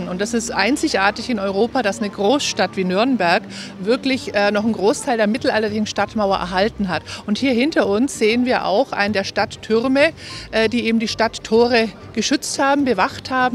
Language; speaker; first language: German; native; German